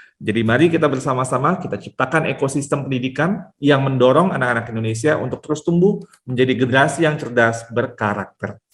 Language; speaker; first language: Indonesian; native; Indonesian